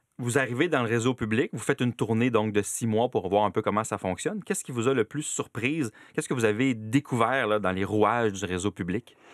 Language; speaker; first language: French; native; French